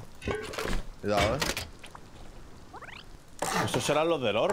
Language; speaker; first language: Spanish; native; Spanish